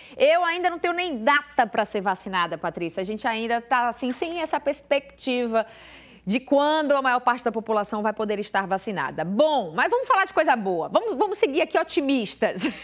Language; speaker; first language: Portuguese; native; Portuguese